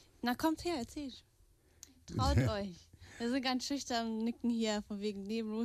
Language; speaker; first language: German; early bilingual, heritage; Portuguese